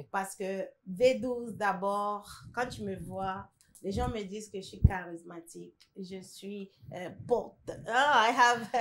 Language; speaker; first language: French; non-native, fluent; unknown